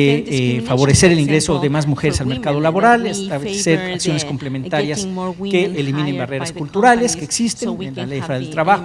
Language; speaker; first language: Spanish; native; Spanish